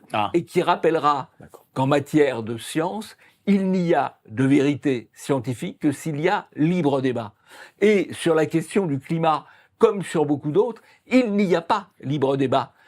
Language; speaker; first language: French; native; French